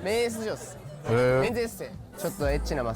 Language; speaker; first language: Japanese; native; Japanese